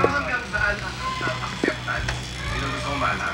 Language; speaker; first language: Filipino; native; Filipino